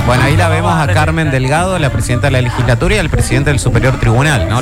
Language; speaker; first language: Spanish; native; Spanish